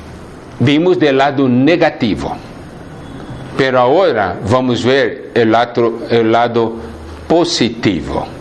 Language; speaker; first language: Spanish; non-native, fluent; Portuguese